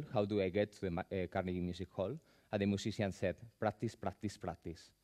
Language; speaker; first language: English; non-native, fluent; Spanish